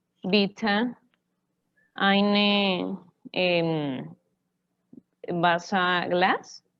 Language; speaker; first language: German; non-native, learner; Spanish